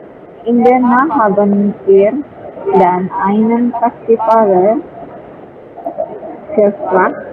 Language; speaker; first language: German; non-native, learner; Indonesian